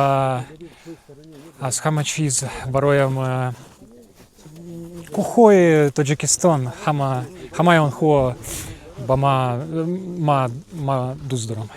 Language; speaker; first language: Tajik; non-native, fluent; Russian